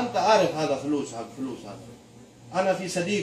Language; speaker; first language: Arabic; non-native, learner; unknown